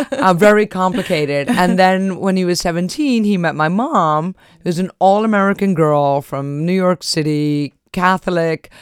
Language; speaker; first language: English; early bilingual, other home language; Spanish